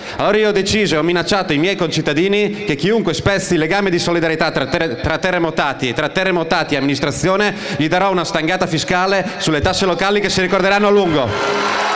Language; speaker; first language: Italian; native; Italian